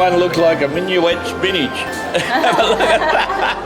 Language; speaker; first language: English; native; English